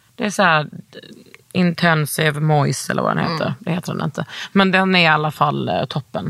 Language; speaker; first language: Swedish; native; Swedish